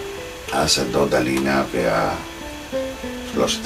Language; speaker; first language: Hebrew; non-native, fluent; Italian